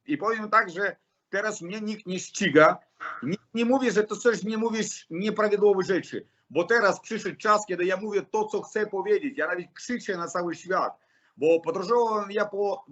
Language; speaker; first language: Polish; non-native, learner; Russian